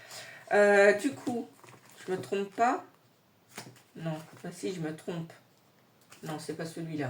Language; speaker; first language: French; native; French